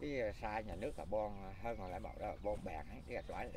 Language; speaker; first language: Vietnamese; native; Vietnamese